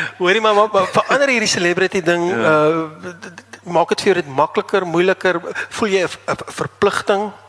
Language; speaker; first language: Afrikaans; native; Afrikaans